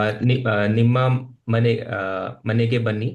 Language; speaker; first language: Kannada; non-native, learner; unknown